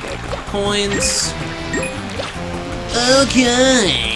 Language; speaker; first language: English; native; English